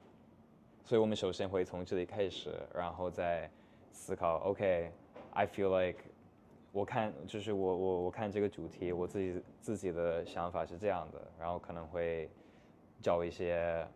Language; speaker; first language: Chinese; non-native, fluent; English